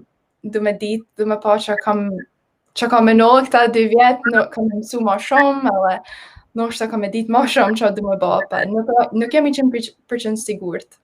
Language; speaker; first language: Albanian; early bilingual, heritage; Albanian